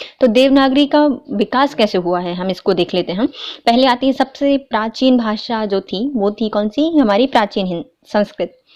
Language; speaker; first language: Hindi; native; Hindi